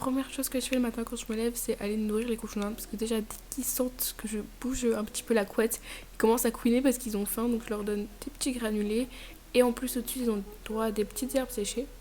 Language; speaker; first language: French; native; French